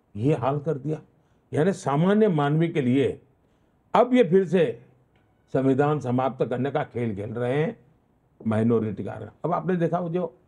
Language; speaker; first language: Hindi; non-native, local second language; Gujarati